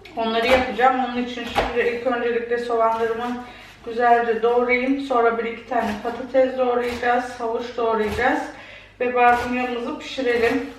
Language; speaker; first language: Turkish; early bilingual, heritage; Turkish